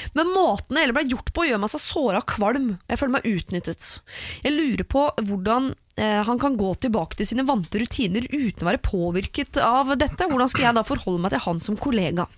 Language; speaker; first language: Norwegian; native; Norwegian